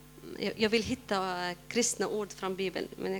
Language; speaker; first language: Swedish; non-native, fluent; Arabic